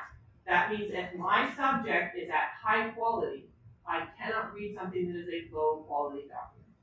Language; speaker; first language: English; native; English